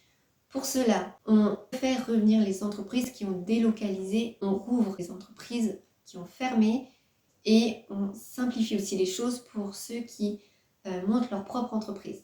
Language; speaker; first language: French; native; French